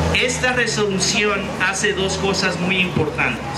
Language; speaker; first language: Spanish; early bilingual, heritage; Spanish